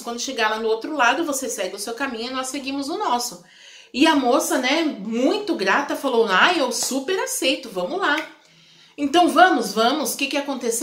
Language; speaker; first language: Portuguese; native; Portuguese